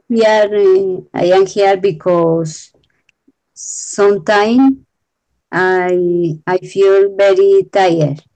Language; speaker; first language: English; non-native, learner; Spanish